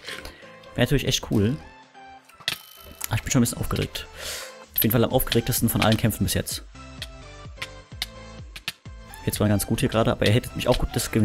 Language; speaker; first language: German; native; German